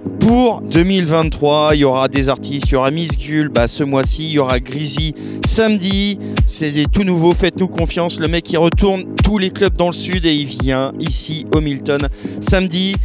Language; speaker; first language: French; native; French